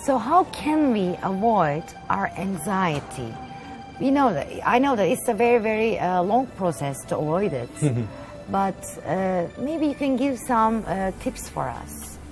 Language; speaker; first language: English; non-native, fluent; Turkish